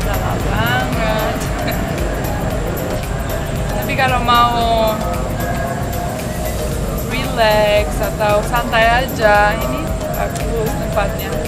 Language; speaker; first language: Indonesian; non-native, fluent; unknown